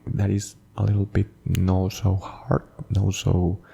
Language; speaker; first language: English; non-native, fluent; Spanish